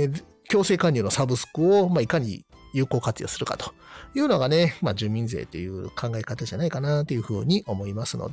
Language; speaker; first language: Japanese; native; Japanese